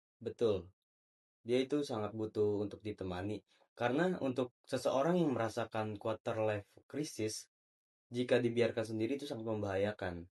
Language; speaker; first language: Indonesian; native; Indonesian